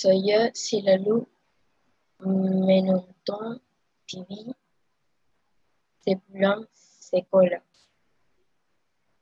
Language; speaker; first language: Indonesian; non-native, learner; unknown